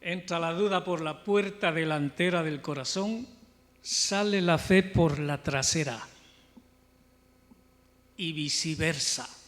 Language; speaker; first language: Spanish; native; Spanish